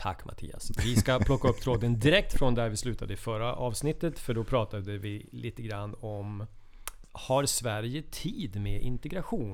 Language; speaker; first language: Swedish; native; Swedish